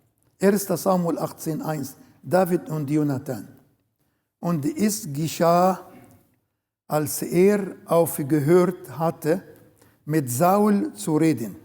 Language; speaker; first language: German; non-native, learner; Arabic